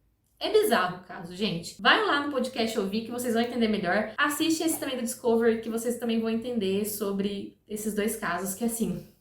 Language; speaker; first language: Portuguese; native; Portuguese